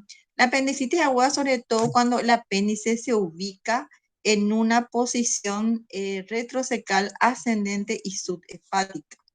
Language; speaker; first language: Spanish; native; Spanish